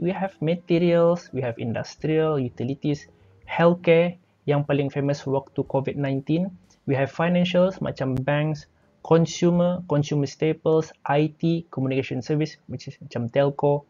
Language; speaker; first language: English; non-native, local second language; Malay